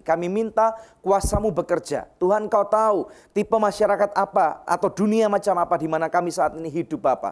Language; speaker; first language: Indonesian; native; Indonesian